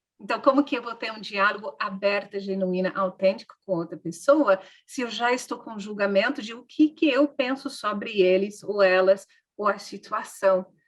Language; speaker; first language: Portuguese; non-native, fluent; English